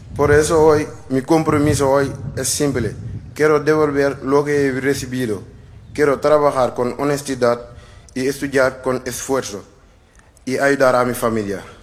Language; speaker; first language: Spanish; non-native, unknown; Wolof